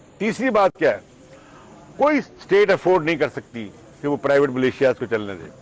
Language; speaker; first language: Urdu; non-native, local second language; Punjabi